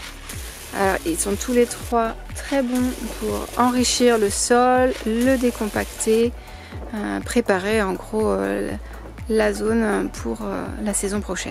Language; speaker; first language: French; native; French